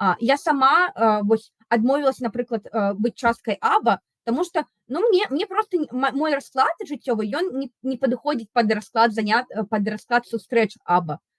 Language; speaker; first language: Belarusian; non-native, local second language; Russian